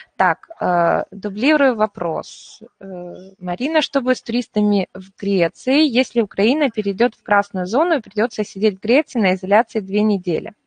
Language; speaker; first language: Russian; native; Russian